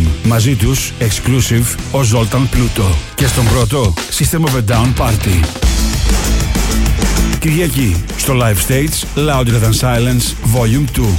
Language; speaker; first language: Greek; native; Greek